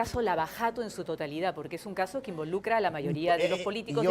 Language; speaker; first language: Spanish; native; Spanish